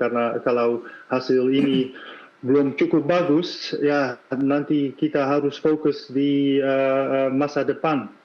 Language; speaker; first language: Indonesian; non-native, fluent; Dutch